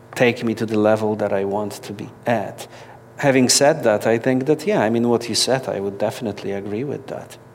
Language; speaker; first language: English; non-native, fluent; Polish